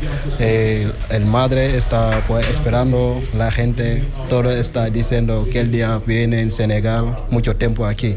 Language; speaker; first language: Spanish; non-native, learner; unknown